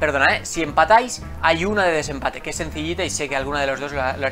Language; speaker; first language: Spanish; native; Spanish